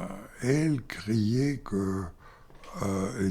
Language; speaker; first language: French; non-native, fluent; Bulgarian